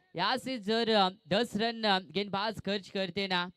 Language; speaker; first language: Hindi; non-native, local second language; Marathi